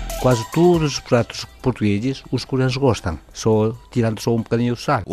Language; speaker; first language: Portuguese; non-native, fluent; Korean